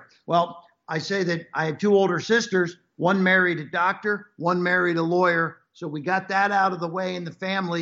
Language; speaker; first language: English; native; English